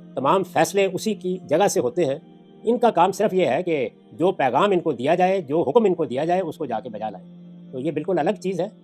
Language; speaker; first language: Urdu; non-native, local second language; Punjabi